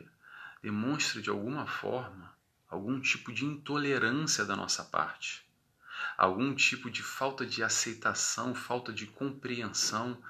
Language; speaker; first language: Portuguese; native; Portuguese